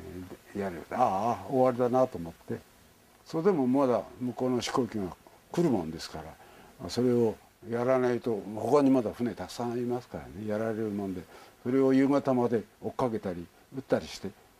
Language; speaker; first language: Japanese; native; Japanese